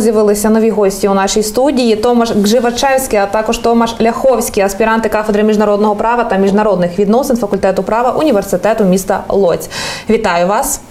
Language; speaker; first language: Ukrainian; native; Ukrainian